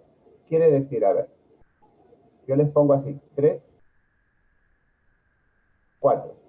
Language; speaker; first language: Spanish; native; Spanish